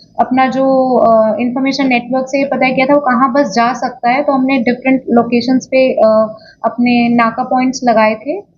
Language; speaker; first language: Hindi; non-native, local second language; Bangla